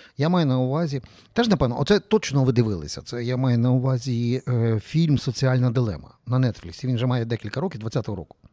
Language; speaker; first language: Ukrainian; native; Ukrainian